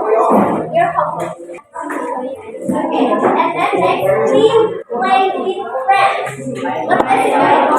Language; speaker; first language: English; non-native, fluent; Indonesian